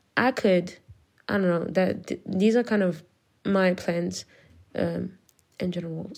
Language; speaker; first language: English; non-native, fluent; French